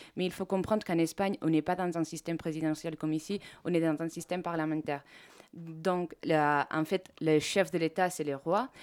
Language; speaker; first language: French; non-native, fluent; Spanish